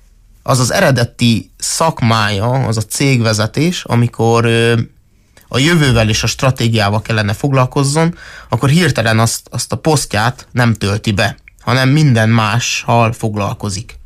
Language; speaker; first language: Hungarian; native; Hungarian